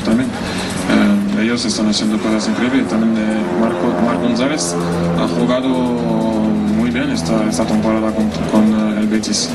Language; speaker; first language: Spanish; non-native, fluent; French